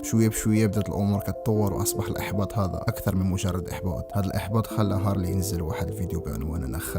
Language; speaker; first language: Arabic; native; Arabic